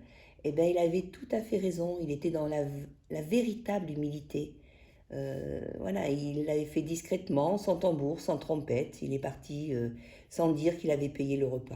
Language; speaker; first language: French; native; French